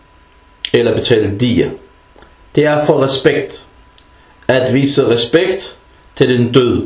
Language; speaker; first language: Danish; early bilingual, other home language; Arabic